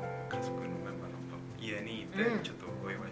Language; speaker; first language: Japanese; non-native, learner; Spanish